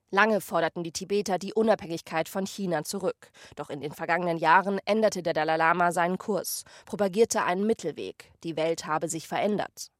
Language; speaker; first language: German; native; German